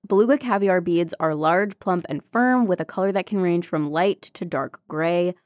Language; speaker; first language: English; native; English